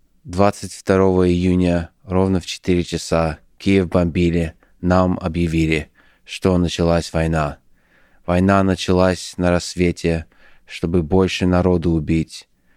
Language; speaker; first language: Russian; native; Russian